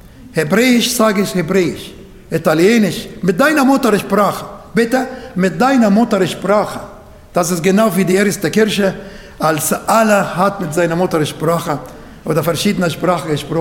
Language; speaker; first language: German; non-native, learner; Arabic